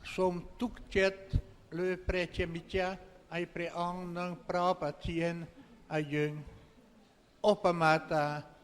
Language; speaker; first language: Khmer; non-native, fluent; French